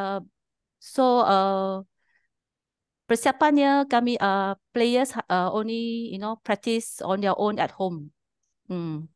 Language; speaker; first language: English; non-native, learner; Malay